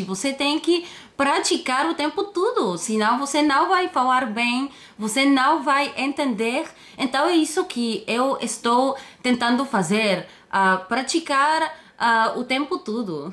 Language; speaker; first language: Portuguese; non-native, fluent; Bulgarian